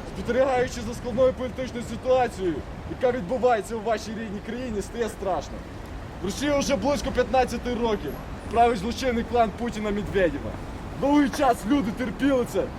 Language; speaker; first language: Ukrainian; native; Ukrainian